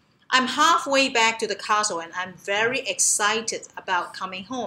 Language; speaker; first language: English; non-native, local second language; Cantonese